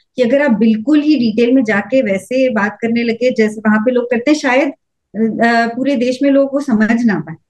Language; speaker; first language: Hindi; native; Hindi